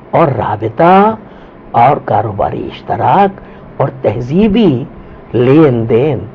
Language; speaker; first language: Urdu; non-native, local second language; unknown